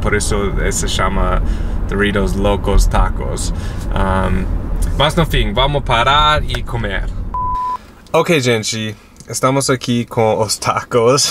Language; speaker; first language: Portuguese; non-native, fluent; English